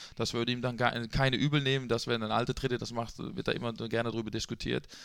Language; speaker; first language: German; non-native, fluent; Dutch